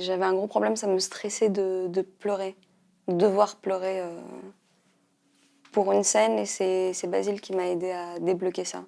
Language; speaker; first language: French; early bilingual, heritage; French